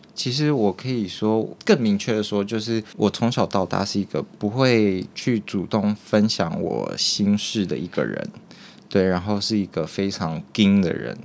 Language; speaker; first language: Chinese; native; Chinese